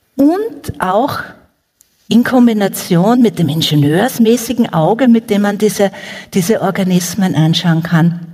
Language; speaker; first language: German; native; German